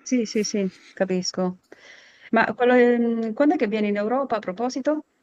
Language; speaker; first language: Italian; native; Italian